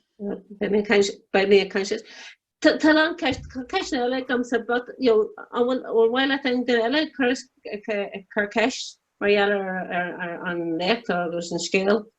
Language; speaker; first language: Irish; non-native, local second language; English